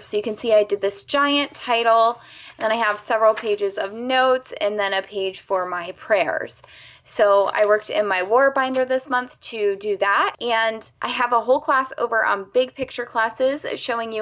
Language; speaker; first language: English; native; English